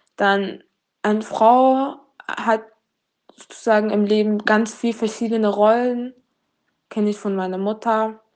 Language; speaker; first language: German; non-native, learner; Persian